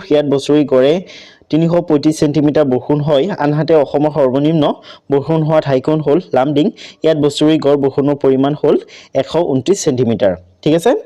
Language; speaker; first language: Assamese; native; Assamese